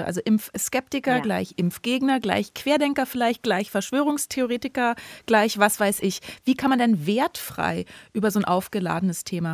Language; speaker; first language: German; native; German